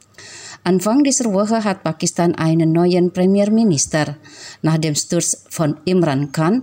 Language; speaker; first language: German; non-native, fluent; Indonesian